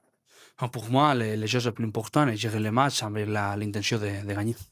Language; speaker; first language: French; non-native, learner; Spanish